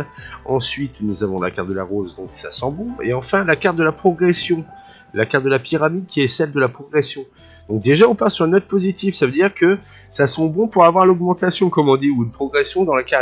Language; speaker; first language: French; native; French